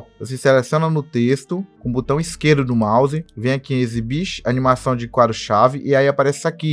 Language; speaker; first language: Portuguese; native; Portuguese